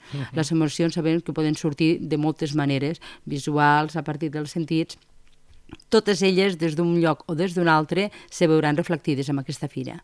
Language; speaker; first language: Catalan; native; Catalan